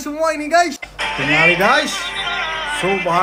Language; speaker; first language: Indonesian; native; Indonesian